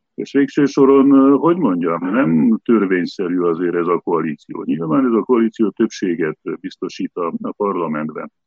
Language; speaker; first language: Hungarian; native; Hungarian